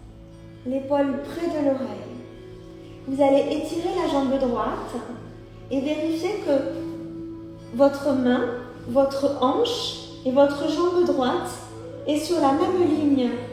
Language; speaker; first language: French; native; French